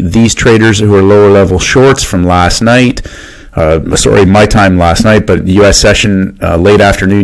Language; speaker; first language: English; native; English